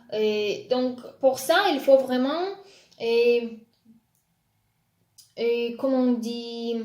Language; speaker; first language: French; non-native, fluent; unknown